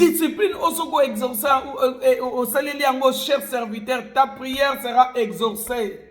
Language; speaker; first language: French; non-native, local second language; Lingala